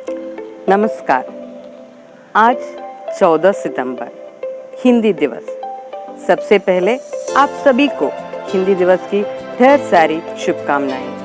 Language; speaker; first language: Hindi; non-native, local second language; Malayalam